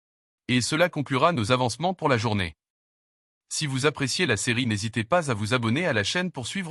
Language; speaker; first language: French; native; French